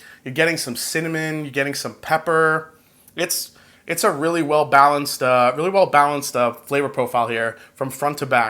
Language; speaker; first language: English; native; English